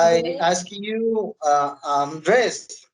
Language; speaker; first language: English; non-native, learner; Spanish